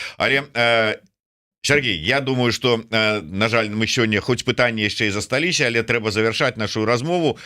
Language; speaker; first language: Belarusian; native; Belarusian